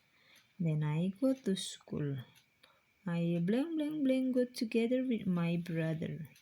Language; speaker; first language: English; non-native, fluent; Indonesian